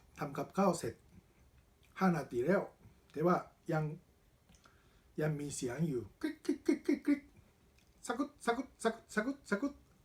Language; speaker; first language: Thai; non-native, learner; Japanese